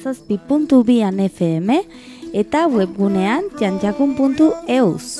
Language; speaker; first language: Basque; non-native, local second language; Spanish